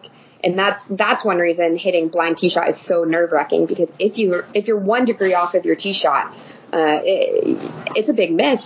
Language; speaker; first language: English; native; English